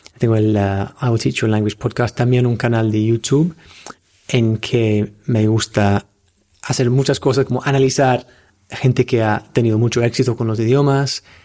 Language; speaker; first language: Spanish; non-native, fluent; English